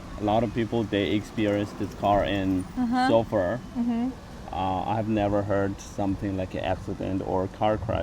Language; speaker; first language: English; non-native, learner; Chinese